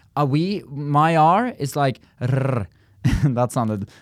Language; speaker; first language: English; non-native, fluent; Norwegian